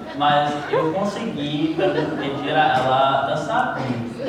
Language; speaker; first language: Portuguese; non-native, learner; English